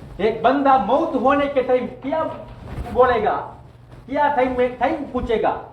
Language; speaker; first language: Urdu; non-native, learner; Tamil